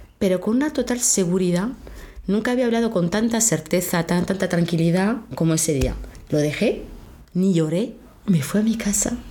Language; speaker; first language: Spanish; non-native, fluent; French